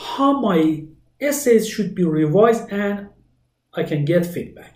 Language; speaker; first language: English; non-native, fluent; Persian